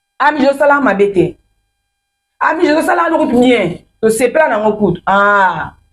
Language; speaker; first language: Lingala; non-native, local second language; Kongo